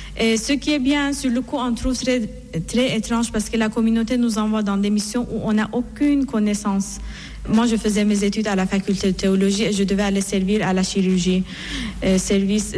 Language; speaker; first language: French; non-native, fluent; Persian